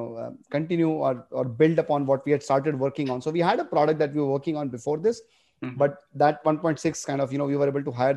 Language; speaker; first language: English; non-native, local second language; Gujarati